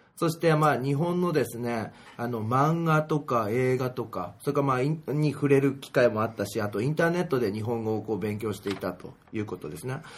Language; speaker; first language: Japanese; native; Japanese